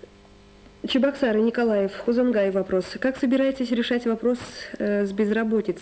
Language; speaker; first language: Russian; native; Russian